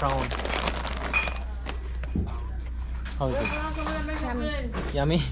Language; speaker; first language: English; non-native, learner; Korean